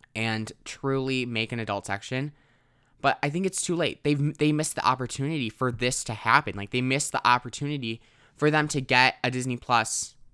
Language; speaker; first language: English; native; English